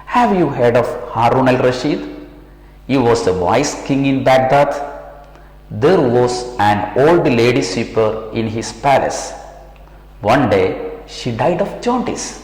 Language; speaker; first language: English; non-native, local second language; Malayalam